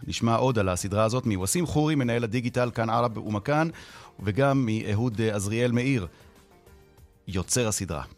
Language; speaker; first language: Hebrew; native; Hebrew